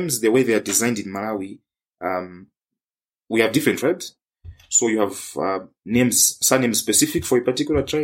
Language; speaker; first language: English; non-native, local second language; Tumbuka